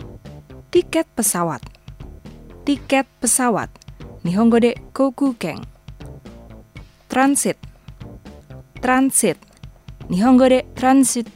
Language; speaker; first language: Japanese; non-native, fluent; Indonesian